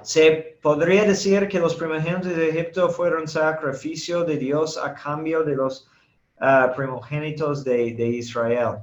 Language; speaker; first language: Spanish; non-native, fluent; English